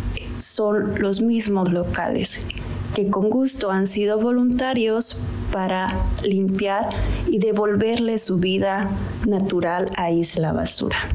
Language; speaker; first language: Spanish; native; Spanish